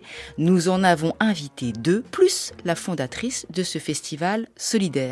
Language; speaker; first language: French; native; French